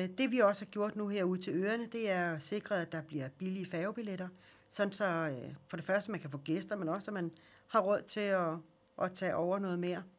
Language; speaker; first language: Danish; early bilingual, other home language; Swedish